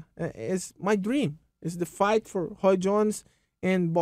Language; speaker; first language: English; non-native, learner; Portuguese